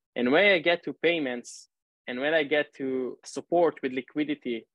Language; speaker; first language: English; non-native, fluent; Hebrew